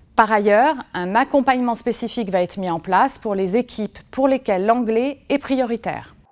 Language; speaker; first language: French; native; French